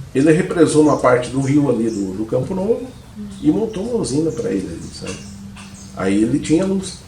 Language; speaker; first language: Portuguese; native; Portuguese